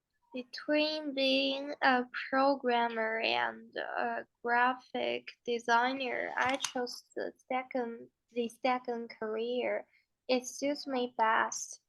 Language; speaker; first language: English; non-native, learner; Chinese